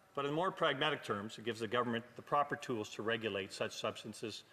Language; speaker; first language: English; native; English